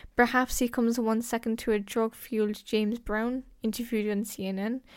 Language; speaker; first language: English; native; English